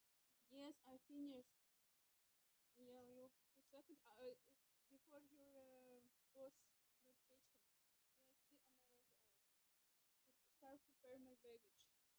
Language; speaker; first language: English; non-native, learner; Russian